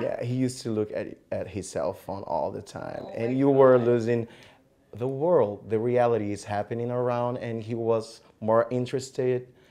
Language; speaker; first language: English; non-native, fluent; Portuguese